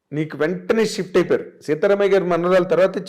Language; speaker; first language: Telugu; native; Telugu